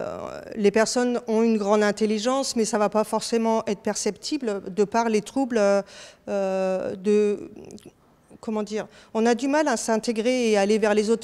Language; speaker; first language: French; native; French